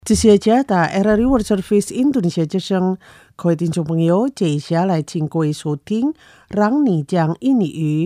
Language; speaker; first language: Chinese; non-native, fluent; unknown